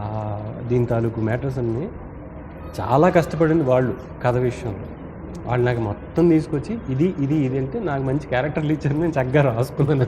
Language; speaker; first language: Telugu; native; Telugu